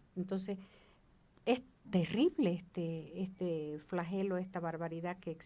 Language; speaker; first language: Spanish; native; Spanish